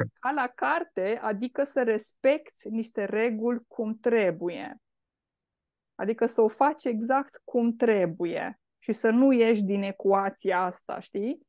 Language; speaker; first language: Romanian; native; Romanian